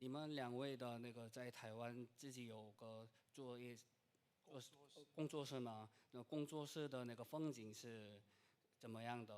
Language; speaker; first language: Chinese; non-native, learner; Korean